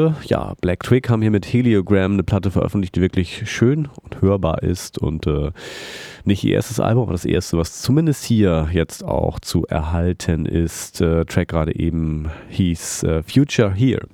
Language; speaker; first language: German; native; German